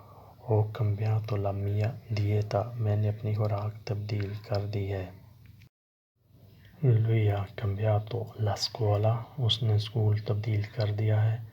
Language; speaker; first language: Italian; non-native, learner; Urdu